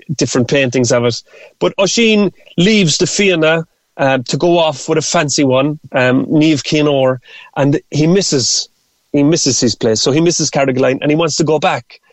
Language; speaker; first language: English; native; English